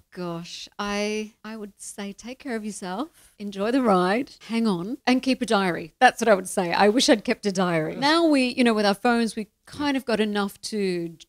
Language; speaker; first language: English; native; English